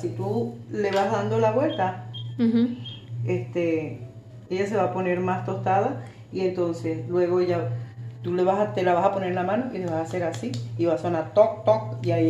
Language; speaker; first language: Spanish; native; Spanish